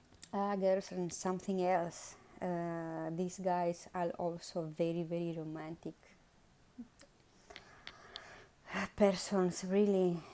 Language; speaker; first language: English; non-native, learner; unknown